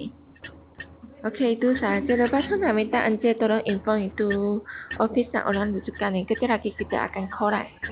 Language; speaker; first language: Malay; native; Malay